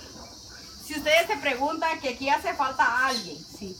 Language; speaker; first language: Spanish; native; Spanish